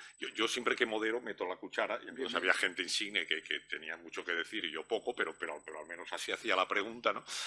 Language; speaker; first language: Spanish; native; Spanish